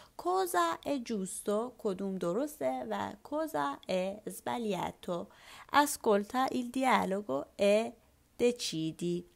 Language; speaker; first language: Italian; non-native, fluent; Persian